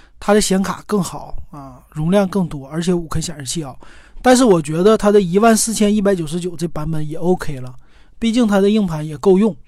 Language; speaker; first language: Chinese; native; Chinese